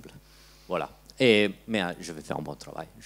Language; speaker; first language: French; non-native, learner; Italian